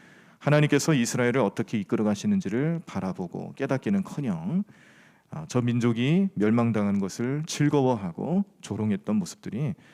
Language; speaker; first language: Korean; native; Korean